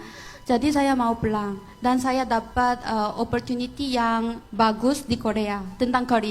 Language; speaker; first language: Indonesian; non-native, fluent; Korean